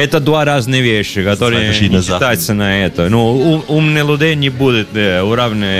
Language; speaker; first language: Russian; non-native, learner; Italian